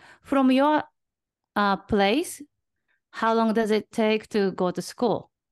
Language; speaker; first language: English; non-native, learner; Japanese